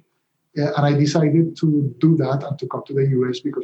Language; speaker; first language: English; non-native, fluent; Spanish